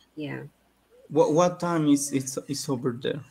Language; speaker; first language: English; non-native, learner; Spanish